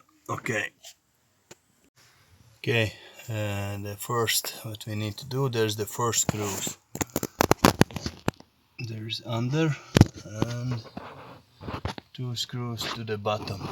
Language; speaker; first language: English; non-native, learner; Latvian